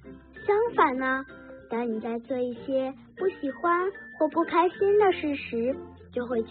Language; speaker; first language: Chinese; native; Chinese